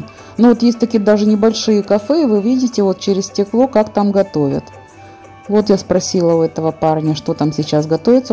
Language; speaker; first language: Russian; native; Russian